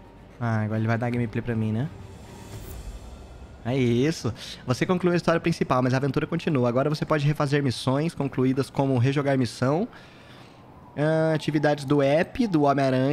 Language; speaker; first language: Portuguese; native; Portuguese